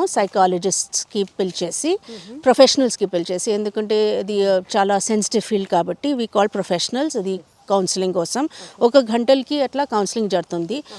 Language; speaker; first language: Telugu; non-native, fluent; Hindi